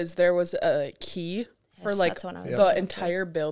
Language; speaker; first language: English; native; English